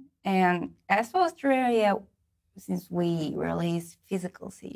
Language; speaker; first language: English; non-native, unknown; Japanese